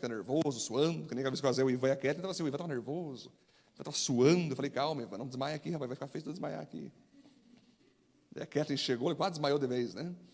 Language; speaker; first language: Portuguese; native; Portuguese